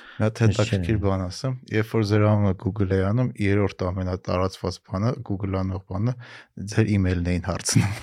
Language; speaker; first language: Armenian; native; Armenian